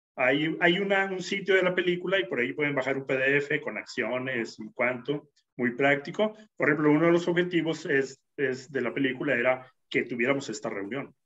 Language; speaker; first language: Spanish; native; Spanish